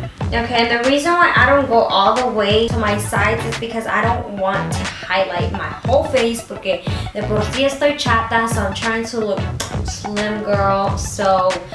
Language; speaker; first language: English; early bilingual, other home language; Spanish